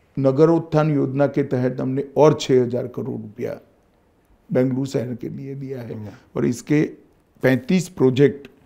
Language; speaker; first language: Hindi; non-native, local second language; Gujarati